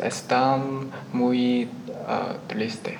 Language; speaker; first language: Spanish; non-native, learner; Chinese